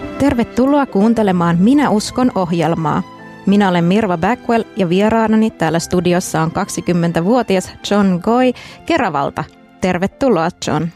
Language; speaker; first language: Finnish; native; Finnish